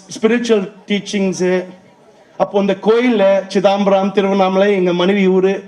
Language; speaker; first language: Tamil; non-native, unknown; English